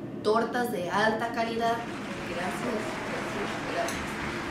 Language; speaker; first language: Spanish; early bilingual, heritage; Spanish